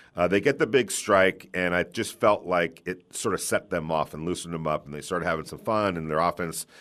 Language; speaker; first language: English; native; English